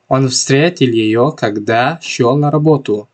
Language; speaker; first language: Russian; non-native, local second language; Tajik